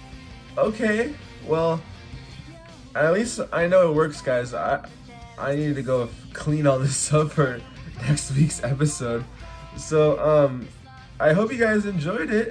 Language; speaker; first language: English; native; English